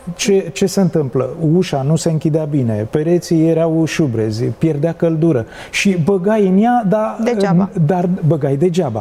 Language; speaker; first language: Romanian; native; Romanian